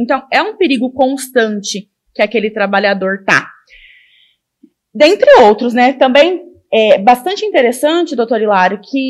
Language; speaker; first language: Portuguese; native; Portuguese